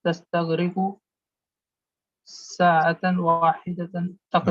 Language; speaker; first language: Arabic; non-native, learner; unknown